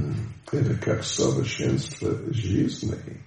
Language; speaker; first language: Russian; non-native, learner; English